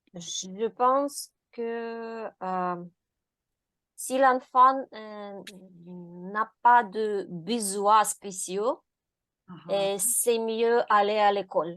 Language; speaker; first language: French; non-native, learner; Ukrainian